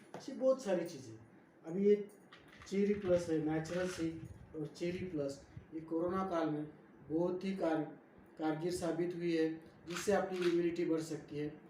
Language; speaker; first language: Hindi; non-native, local second language; Marathi